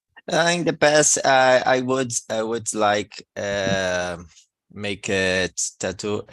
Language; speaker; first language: English; non-native, learner; Portuguese